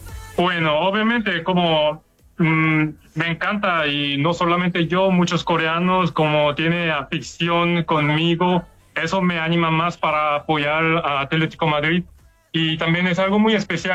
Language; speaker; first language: Spanish; non-native, fluent; Korean